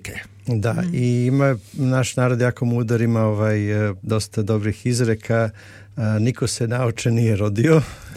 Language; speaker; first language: Serbian; native; Serbian